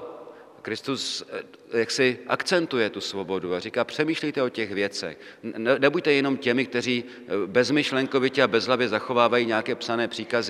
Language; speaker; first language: Czech; native; Czech